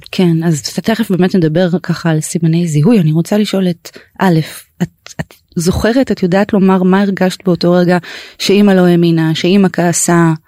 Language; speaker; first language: Hebrew; native; Hebrew